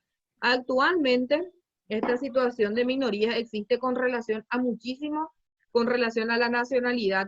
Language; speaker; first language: Spanish; native; Spanish